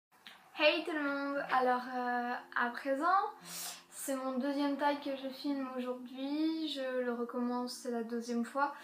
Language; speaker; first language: French; native; French